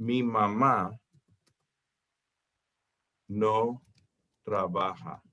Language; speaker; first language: Spanish; non-native, fluent; English